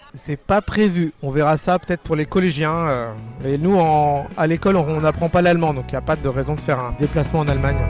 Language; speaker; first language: French; native; French